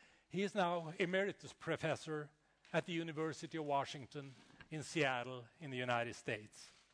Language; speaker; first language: English; non-native, fluent; Swedish